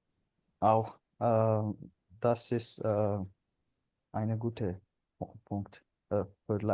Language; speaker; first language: German; non-native, learner; Punjabi